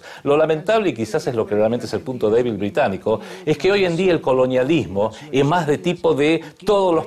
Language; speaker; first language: Spanish; native; Spanish